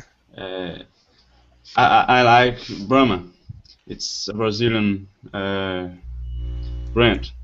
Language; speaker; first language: English; non-native, learner; Portuguese